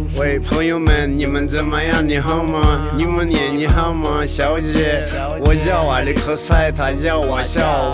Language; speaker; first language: Chinese; non-native, learner; Russian